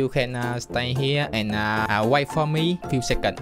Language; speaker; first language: English; non-native, learner; Vietnamese